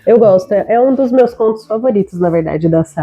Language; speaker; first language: Portuguese; native; Portuguese